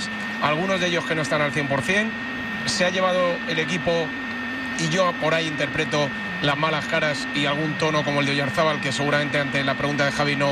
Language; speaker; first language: Spanish; native; Spanish